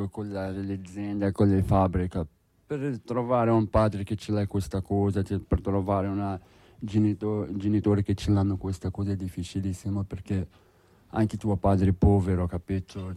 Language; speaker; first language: Italian; non-native, learner; Arabic